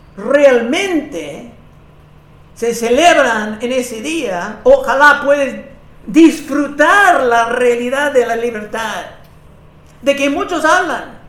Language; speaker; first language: Spanish; non-native, fluent; English